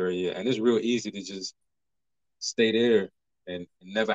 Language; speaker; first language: English; native; English